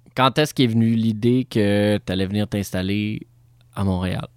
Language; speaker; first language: French; native; French